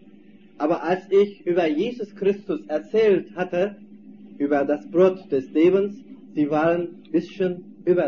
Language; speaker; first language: German; non-native, fluent; Turkish